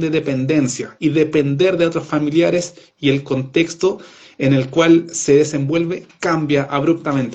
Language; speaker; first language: Spanish; native; Spanish